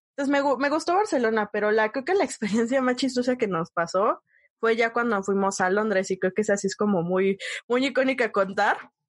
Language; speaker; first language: Spanish; native; Spanish